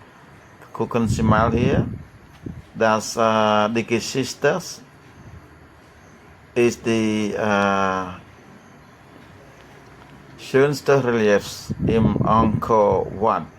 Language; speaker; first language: German; non-native, learner; Khmer